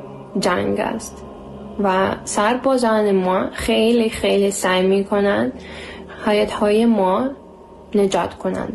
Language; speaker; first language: Persian; non-native, learner; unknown